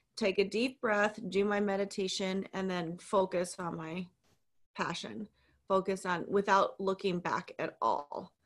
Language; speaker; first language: English; native; English